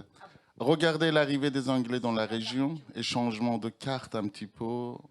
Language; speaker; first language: French; non-native, learner; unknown